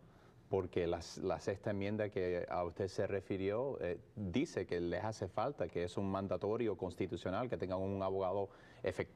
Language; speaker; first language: Spanish; early bilingual, heritage; Spanish